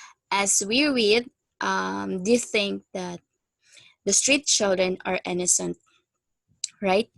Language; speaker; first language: English; non-native, fluent; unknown